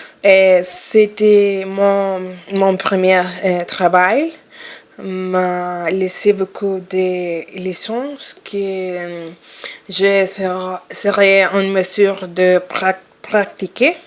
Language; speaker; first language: French; non-native, fluent; Spanish